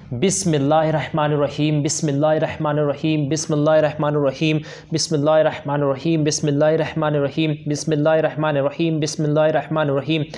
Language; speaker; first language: Urdu; native; Urdu